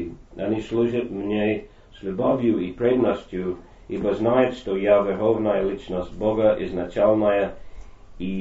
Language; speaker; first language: Russian; non-native, fluent; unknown